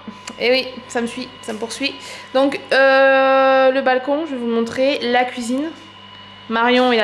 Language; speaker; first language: French; native; French